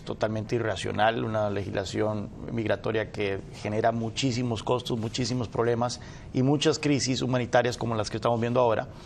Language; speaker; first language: Spanish; native; Spanish